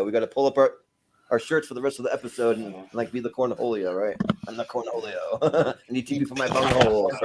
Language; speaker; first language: English; native; English